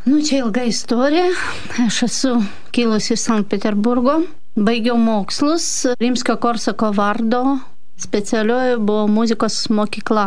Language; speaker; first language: Lithuanian; non-native, fluent; Russian